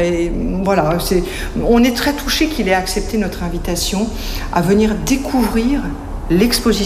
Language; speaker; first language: French; native; French